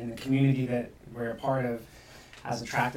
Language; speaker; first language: English; native; English